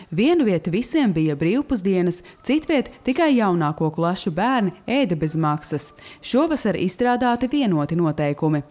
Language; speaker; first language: Latvian; native; Latvian